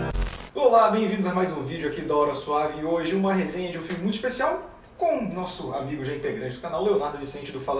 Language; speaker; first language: Portuguese; native; Portuguese